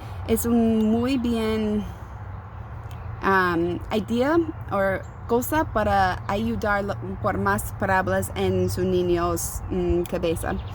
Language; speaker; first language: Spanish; non-native, learner; English